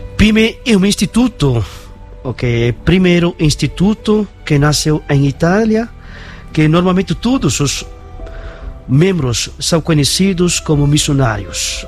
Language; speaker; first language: Portuguese; non-native, fluent; Bangla